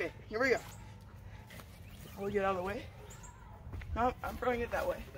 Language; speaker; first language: English; native; English